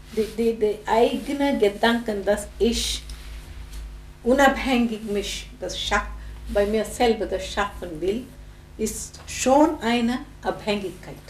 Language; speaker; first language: German; non-native, fluent; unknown